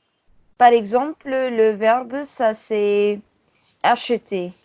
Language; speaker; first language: French; non-native, fluent; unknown